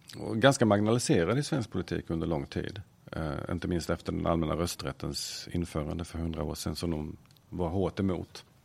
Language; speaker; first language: Swedish; native; Swedish